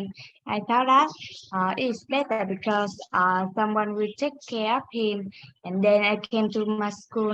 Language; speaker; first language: English; non-native, learner; Vietnamese